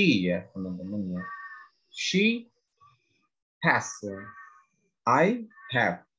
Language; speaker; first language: English; non-native, fluent; Indonesian